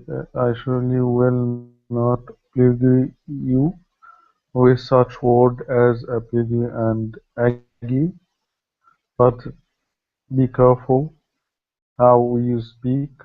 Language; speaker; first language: English; non-native, learner; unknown